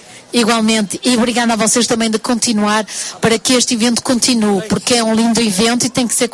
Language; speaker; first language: Portuguese; early bilingual, heritage; Portuguese